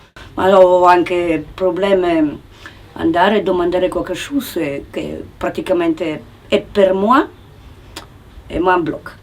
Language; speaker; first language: Italian; non-native, learner; Polish